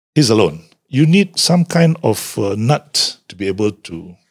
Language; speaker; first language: English; non-native, local second language; Malay